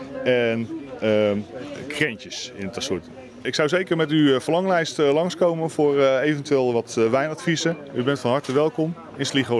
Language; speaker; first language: Dutch; native; Dutch